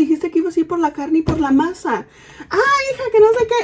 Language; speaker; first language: Spanish; early bilingual, other home language; English